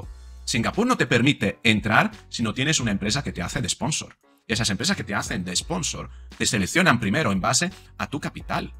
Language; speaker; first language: Spanish; native; Spanish